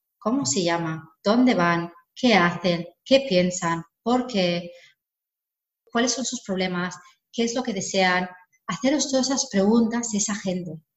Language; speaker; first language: Spanish; non-native, fluent; English